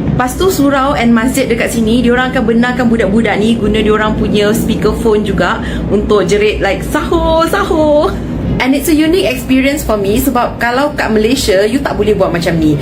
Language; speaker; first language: Malay; native; Malay